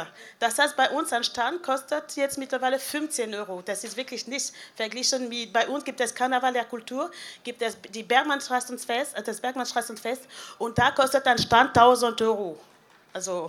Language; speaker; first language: German; non-native, fluent; French